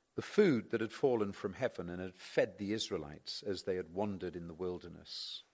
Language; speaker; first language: English; native; English